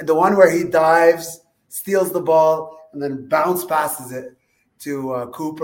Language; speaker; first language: English; early bilingual, other home language; Arabic